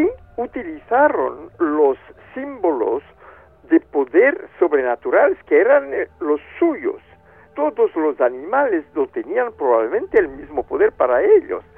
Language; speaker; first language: Spanish; non-native, fluent; French